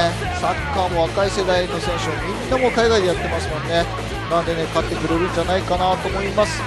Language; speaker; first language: Japanese; native; Japanese